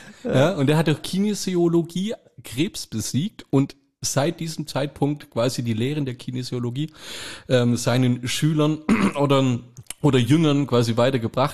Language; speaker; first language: German; native; German